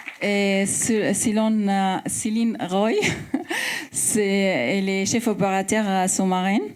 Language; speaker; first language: French; non-native, fluent; Arabic